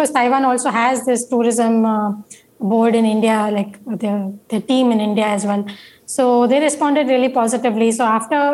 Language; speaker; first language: English; non-native, local second language; Marathi